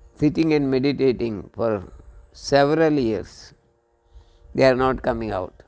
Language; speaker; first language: English; non-native, local second language; Kannada